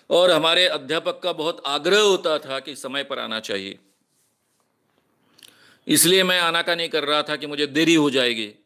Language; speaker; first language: Hindi; non-native, local second language; Marathi